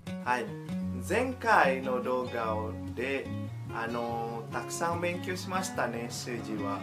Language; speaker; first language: Japanese; non-native, fluent; Indonesian